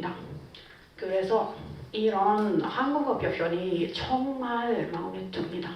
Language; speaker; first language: Korean; non-native, fluent; Swedish